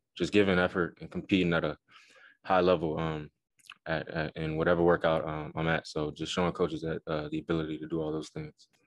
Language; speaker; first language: English; native; English